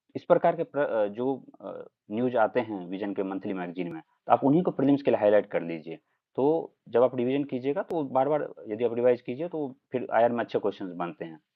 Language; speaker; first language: Hindi; non-native, local second language; Maithili